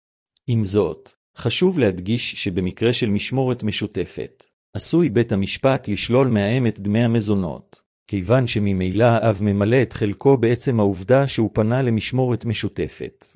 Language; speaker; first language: Hebrew; native; Hebrew